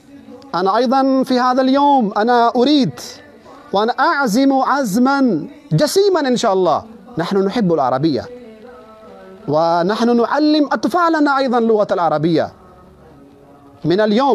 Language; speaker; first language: Arabic; non-native, fluent; Urdu